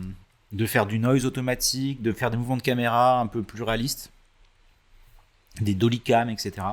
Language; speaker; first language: French; native; French